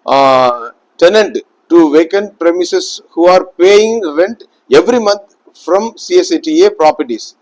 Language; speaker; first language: English; non-native, local second language; Tamil